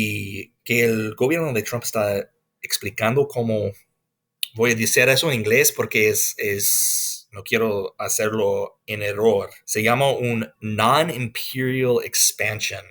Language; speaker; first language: Spanish; non-native, fluent; English